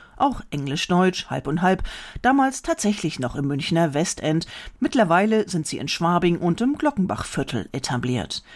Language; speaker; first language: German; native; German